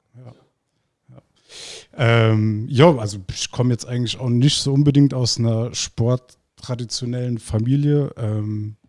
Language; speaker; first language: German; non-native, fluent; Icelandic